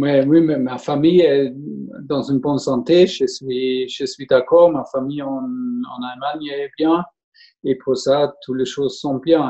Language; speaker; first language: French; non-native, learner; German